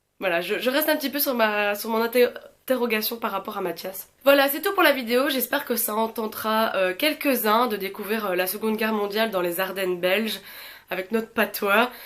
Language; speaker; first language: French; native; French